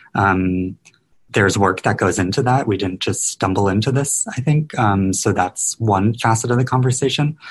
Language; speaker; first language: English; native; English